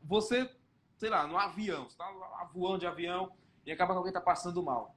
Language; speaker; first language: Portuguese; native; Portuguese